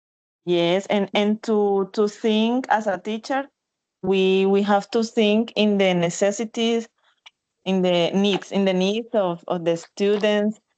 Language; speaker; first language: English; non-native, learner; Spanish